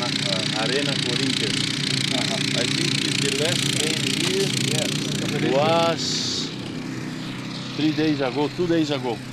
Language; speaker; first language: English; non-native, learner; Portuguese